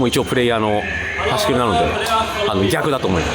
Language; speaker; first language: Japanese; native; Japanese